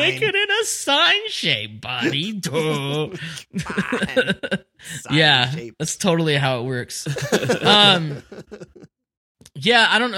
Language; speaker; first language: English; native; English